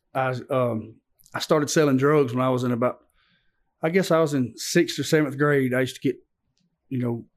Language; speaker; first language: English; native; English